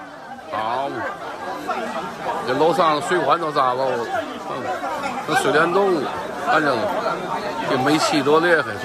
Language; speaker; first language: Chinese; native; Chinese